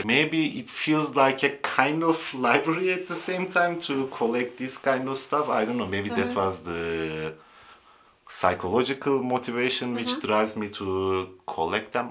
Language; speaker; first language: English; non-native, fluent; Turkish